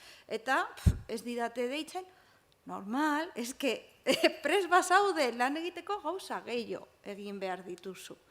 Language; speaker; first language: Basque; non-native, local second language; Spanish